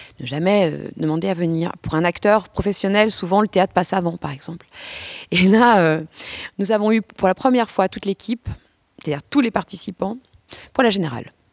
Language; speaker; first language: French; native; French